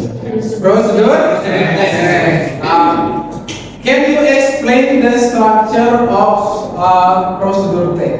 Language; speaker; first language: English; non-native, learner; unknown